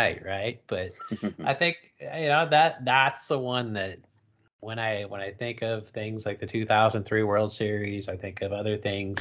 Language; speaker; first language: English; native; English